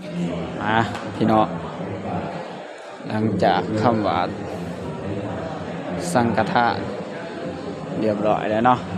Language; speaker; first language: Thai; non-native, local second language; Northeastern Thai